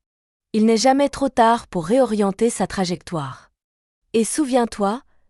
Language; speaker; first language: French; native; French